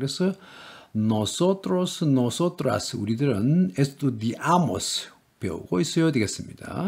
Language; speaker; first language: Spanish; non-native, learner; Korean